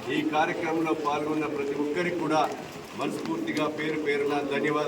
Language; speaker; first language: Telugu; native; Telugu